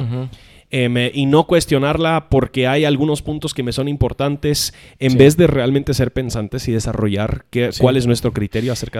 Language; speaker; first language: Spanish; non-native, fluent; English